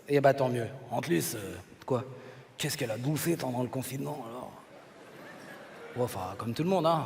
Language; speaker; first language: French; native; French